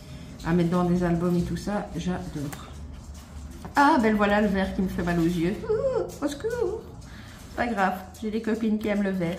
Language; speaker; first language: French; native; French